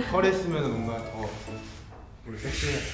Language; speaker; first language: Korean; native; Korean